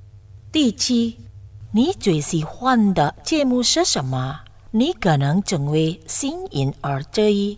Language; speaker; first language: Chinese; non-native, fluent; Indonesian